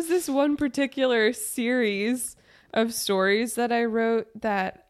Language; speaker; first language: English; native; English